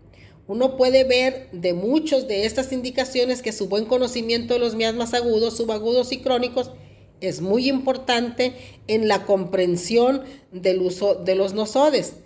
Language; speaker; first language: Spanish; native; Spanish